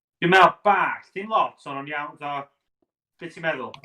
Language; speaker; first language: Welsh; native; Welsh